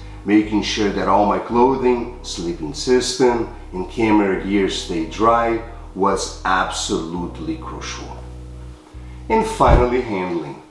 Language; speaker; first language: English; non-native, fluent; Portuguese